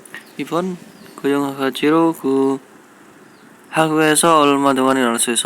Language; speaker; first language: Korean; non-native, learner; Indonesian